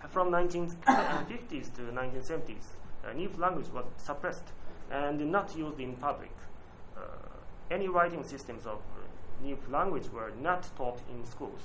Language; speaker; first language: English; non-native, learner; Japanese